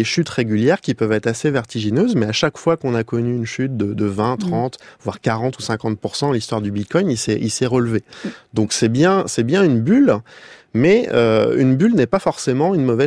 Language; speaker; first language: French; native; French